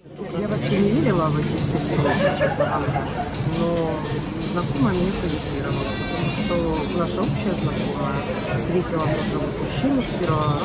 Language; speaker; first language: Russian; native; Russian